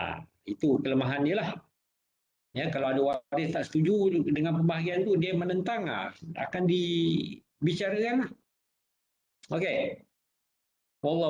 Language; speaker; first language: Malay; native; Malay